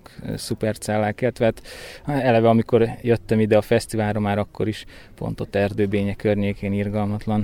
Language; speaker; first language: Hungarian; native; Hungarian